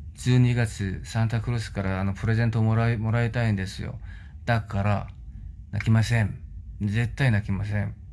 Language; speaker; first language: Japanese; non-native, fluent; Korean